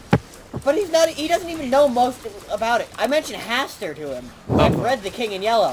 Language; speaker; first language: English; native; English